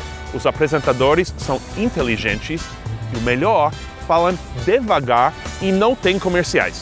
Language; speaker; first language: Portuguese; non-native, fluent; English